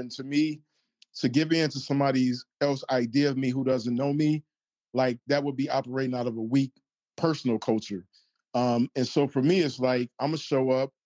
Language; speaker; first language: English; native; English